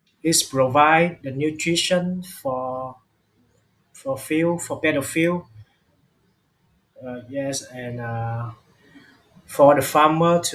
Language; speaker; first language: English; non-native, learner; Vietnamese